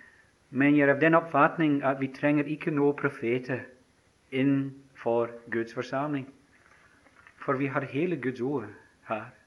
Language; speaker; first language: Norwegian; non-native, fluent; English